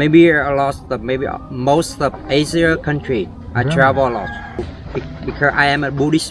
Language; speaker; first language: English; non-native, learner; Vietnamese